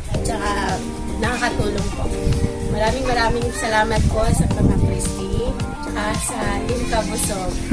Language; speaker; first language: Filipino; non-native, local second language; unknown